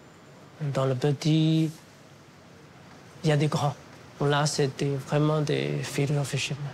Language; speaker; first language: French; non-native, fluent; Chinese